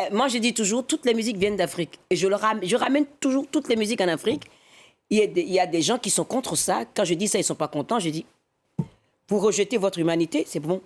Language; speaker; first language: French; non-native, local second language; Fon